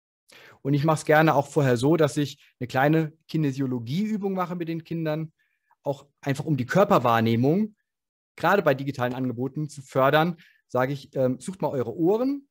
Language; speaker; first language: German; native; German